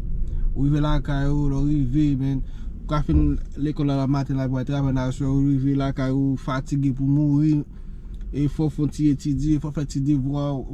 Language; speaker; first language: French; non-native, learner; Haitian Creole